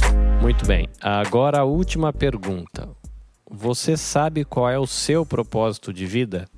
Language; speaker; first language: Portuguese; native; Portuguese